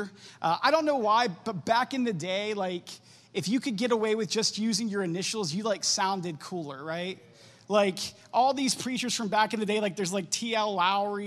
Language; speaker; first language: English; native; English